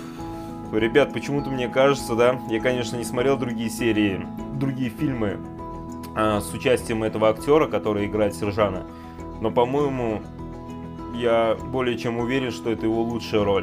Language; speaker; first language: Russian; native; Russian